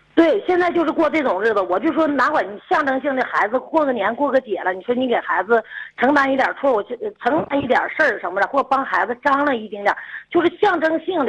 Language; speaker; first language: Chinese; native; Chinese